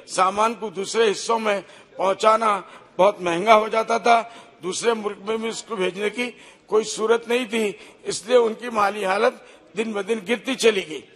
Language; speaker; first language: Hindi; non-native, local second language; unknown